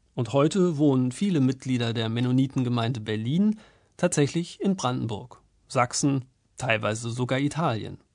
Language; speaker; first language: German; native; German